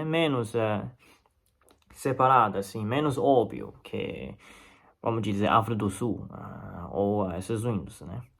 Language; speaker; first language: Portuguese; non-native, fluent; Chinese